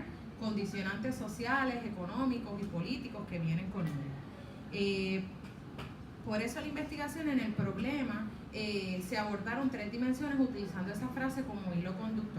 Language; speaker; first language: Spanish; native; Spanish